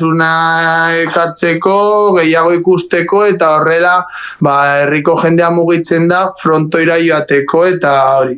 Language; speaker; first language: Basque; non-native, local second language; Spanish